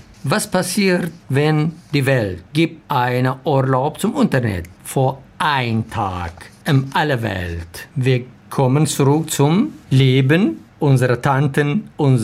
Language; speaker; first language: German; non-native, learner; Arabic